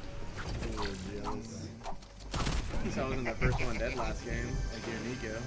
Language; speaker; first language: English; native; English